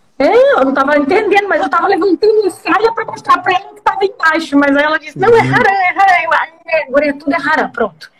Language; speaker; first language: Portuguese; native; Portuguese